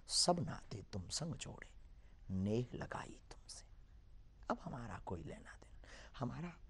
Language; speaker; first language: Hindi; native; Hindi